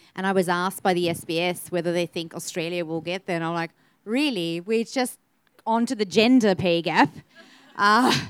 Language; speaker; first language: English; native; English